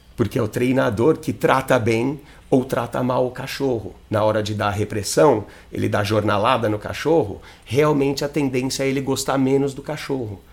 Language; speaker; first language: Portuguese; non-native, fluent; English